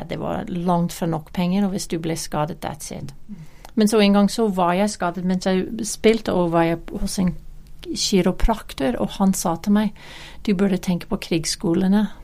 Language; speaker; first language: Norwegian; non-native, fluent; English